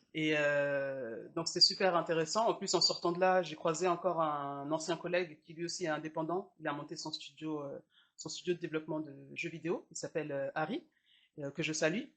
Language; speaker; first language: French; early bilingual, other home language; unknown